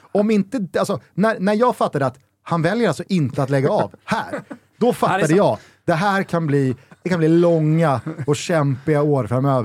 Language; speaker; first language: Swedish; native; Swedish